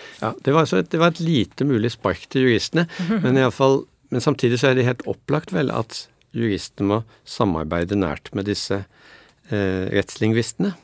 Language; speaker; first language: Norwegian; native; Norwegian